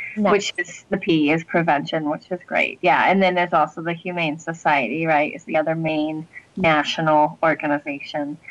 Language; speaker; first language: English; native; English